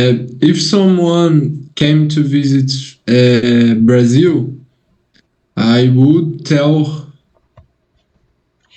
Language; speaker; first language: English; non-native, learner; Portuguese